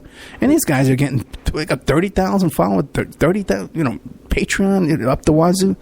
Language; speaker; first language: English; native; English